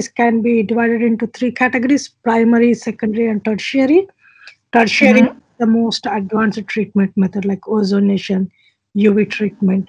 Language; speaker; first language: English; non-native, local second language; Telugu